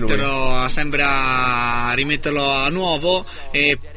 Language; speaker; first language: Italian; native; Italian